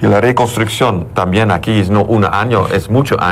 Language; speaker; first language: Spanish; non-native, learner; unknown